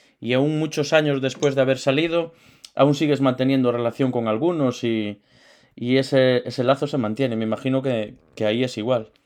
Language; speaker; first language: Spanish; native; Spanish